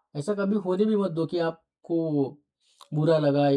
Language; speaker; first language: Hindi; non-native, local second language; Marathi